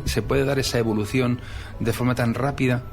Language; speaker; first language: Spanish; native; Spanish